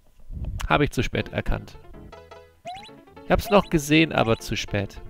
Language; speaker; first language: German; native; German